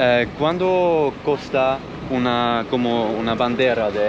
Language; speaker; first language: Spanish; non-native, learner; Swiss German